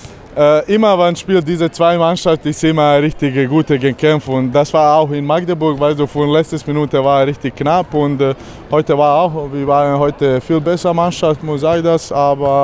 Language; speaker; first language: German; non-native, learner; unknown